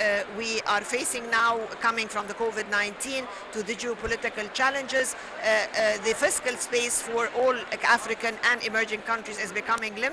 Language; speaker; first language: English; non-native, fluent; Arabic